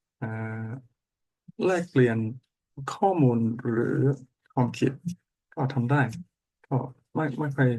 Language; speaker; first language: Thai; non-native, learner; English